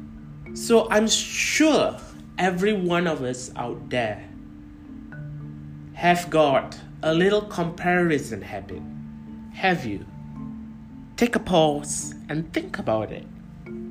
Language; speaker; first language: English; non-native, local second language; Tamil